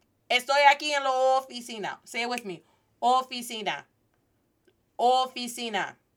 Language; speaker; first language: Spanish; non-native, fluent; English